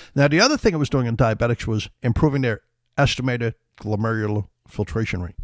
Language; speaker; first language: English; native; English